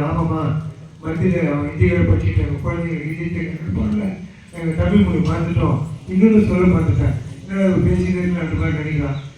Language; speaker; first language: Tamil; non-native, local second language; Telugu